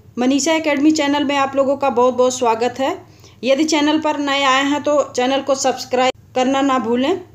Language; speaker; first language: Hindi; native; Hindi